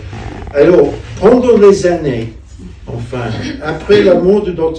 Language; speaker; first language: French; non-native, fluent; English